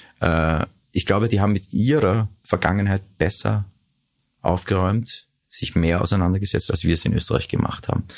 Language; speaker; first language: German; native; German